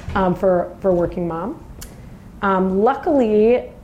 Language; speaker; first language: English; native; English